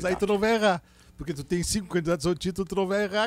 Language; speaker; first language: Portuguese; native; Portuguese